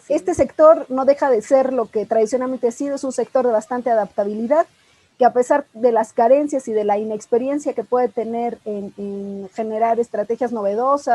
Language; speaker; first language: Spanish; native; Spanish